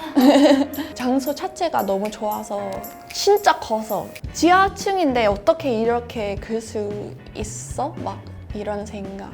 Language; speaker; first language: Korean; non-native, fluent; English